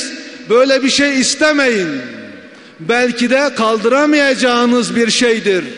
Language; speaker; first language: Turkish; native; Turkish